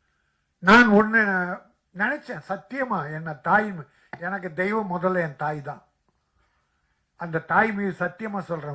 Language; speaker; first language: Tamil; native; Tamil